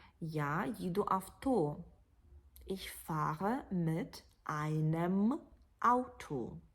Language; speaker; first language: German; non-native, fluent; Ukrainian